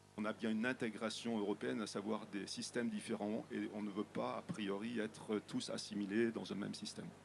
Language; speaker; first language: French; native; French